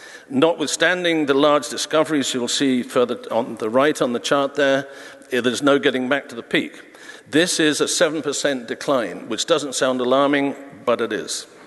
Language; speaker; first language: English; native; English